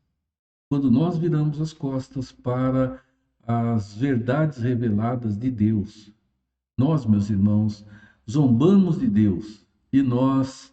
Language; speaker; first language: Portuguese; native; Portuguese